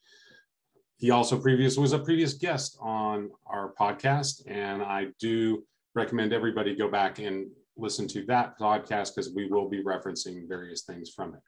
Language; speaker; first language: English; native; English